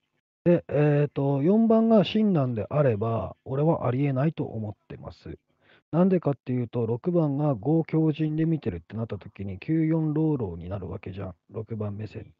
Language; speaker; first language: Japanese; native; Japanese